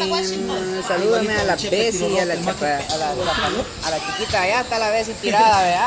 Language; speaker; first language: Spanish; native; Spanish